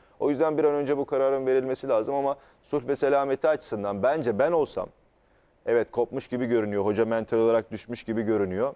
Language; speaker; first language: Turkish; native; Turkish